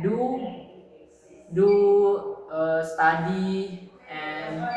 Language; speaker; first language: English; non-native, learner; Indonesian